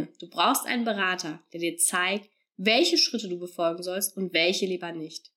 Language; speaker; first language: German; native; German